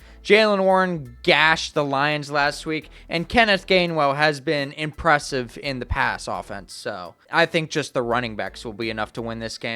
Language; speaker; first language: English; native; English